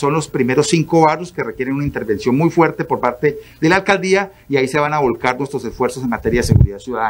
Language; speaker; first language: Spanish; native; Spanish